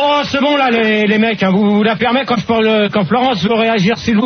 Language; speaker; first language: French; native; French